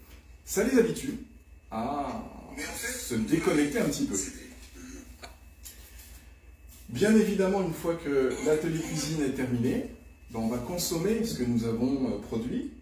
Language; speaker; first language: French; native; French